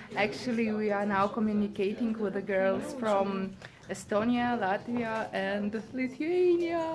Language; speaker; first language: English; non-native, fluent; Lithuanian